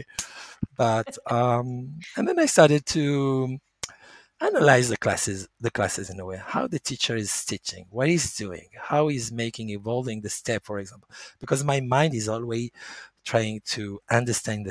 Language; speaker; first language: English; non-native, fluent; French